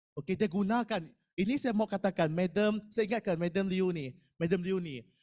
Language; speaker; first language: Malay; non-native, local second language; Iban